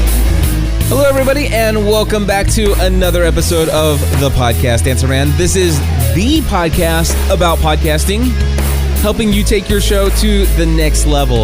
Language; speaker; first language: English; native; English